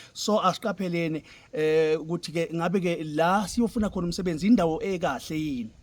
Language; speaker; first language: Zulu; native; Zulu